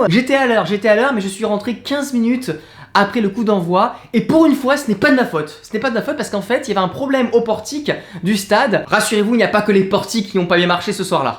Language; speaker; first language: French; native; French